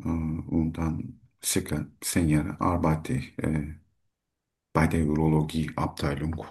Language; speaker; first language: German; non-native, learner; Turkish